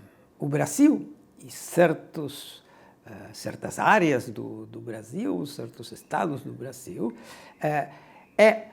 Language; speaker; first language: Portuguese; non-native, fluent; Spanish